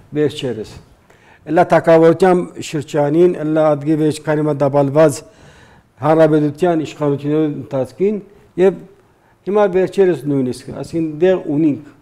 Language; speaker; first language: Armenian; early bilingual, heritage; Armenian